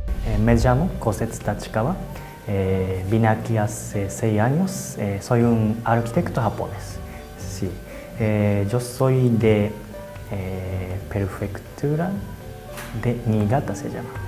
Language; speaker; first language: Spanish; non-native, learner; Japanese